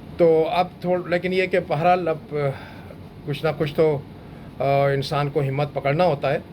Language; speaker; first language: Urdu; native; Urdu